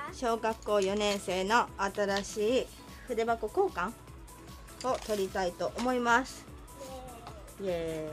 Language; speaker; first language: Japanese; native; Japanese